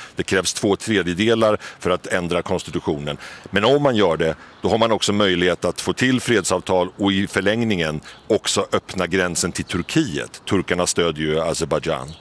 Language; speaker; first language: Swedish; native; Swedish